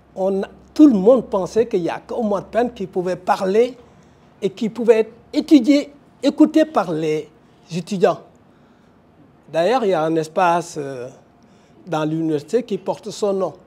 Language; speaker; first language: French; non-native, local second language; Wolof